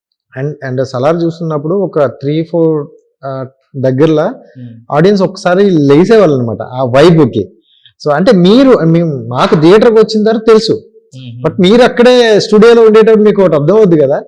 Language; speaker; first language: Telugu; native; Telugu